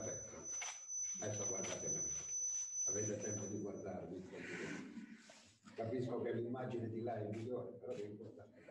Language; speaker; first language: Italian; native; Italian